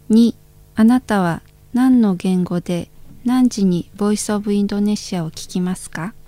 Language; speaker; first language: Japanese; non-native, learner; Indonesian